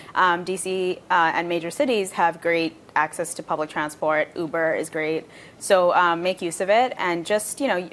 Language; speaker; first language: English; non-native, local second language; Bangla